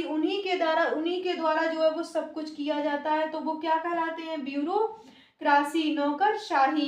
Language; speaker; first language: Hindi; native; Hindi